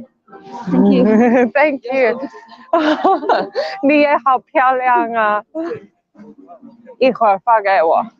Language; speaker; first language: Chinese; non-native, learner; Afrikaans